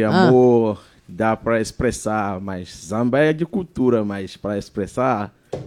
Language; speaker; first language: Portuguese; non-native, learner; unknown